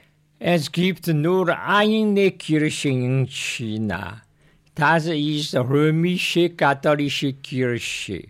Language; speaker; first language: German; non-native, learner; Chinese